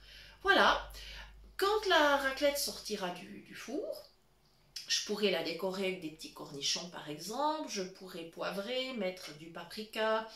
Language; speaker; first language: French; native; French